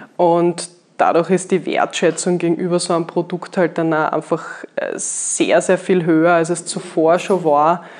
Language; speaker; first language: German; native; German